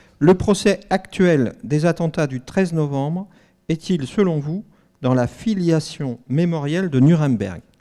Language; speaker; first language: French; native; French